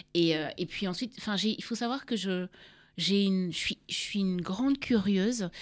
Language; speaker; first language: French; native; French